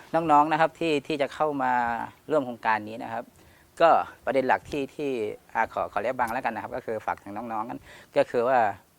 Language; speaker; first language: Thai; non-native, local second language; Pattani Malay